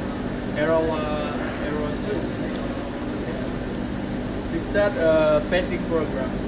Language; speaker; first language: English; non-native, learner; Indonesian